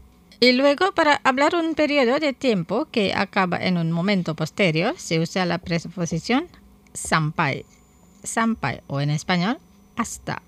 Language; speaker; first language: Spanish; non-native, fluent; Indonesian